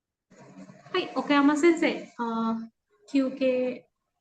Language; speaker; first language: Japanese; non-native, fluent; Sinhala